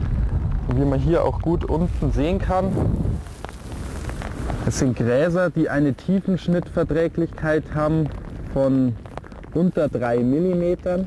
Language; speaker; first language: German; native; German